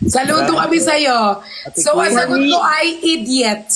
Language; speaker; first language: Filipino; native; Filipino